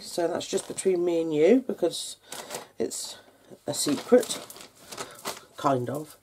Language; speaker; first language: English; native; English